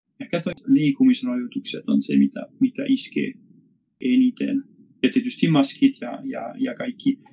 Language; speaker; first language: Finnish; non-native, fluent; French